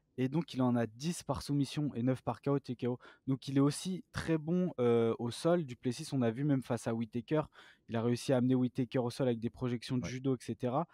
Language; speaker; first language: French; native; French